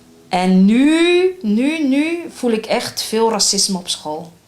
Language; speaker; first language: Dutch; early bilingual, other home language; Arabic